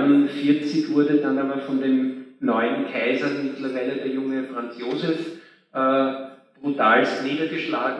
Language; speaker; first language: German; native; German